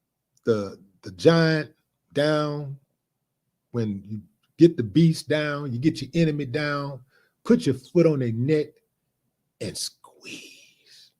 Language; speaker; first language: English; native; English